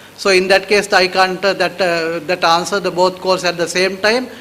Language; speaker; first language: English; non-native, local second language; Sinhala